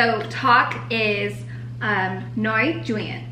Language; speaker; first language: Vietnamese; early bilingual, heritage; English